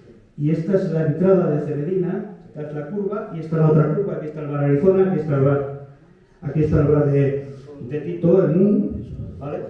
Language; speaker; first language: Spanish; native; Spanish